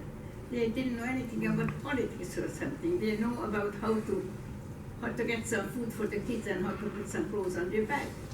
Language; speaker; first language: English; non-native, fluent; Hungarian